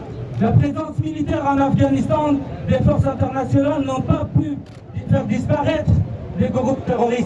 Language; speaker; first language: French; non-native, fluent; Persian